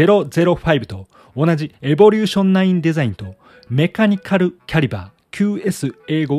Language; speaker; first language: Japanese; native; Japanese